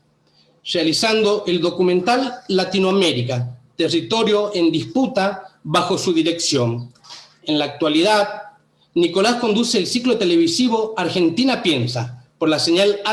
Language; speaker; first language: Spanish; native; Spanish